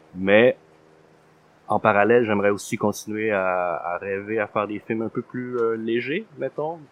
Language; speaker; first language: French; native; French